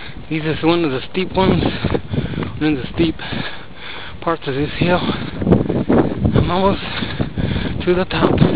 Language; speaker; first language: English; early bilingual, other home language; Spanish